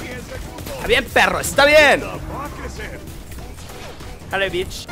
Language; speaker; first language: Spanish; native; Spanish